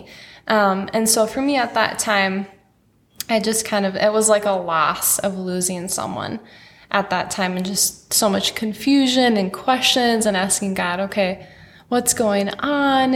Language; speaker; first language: English; native; English